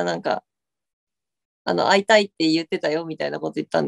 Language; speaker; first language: Japanese; native; Japanese